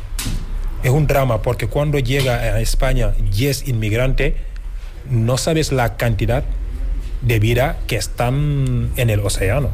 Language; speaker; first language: Spanish; non-native, fluent; Wolof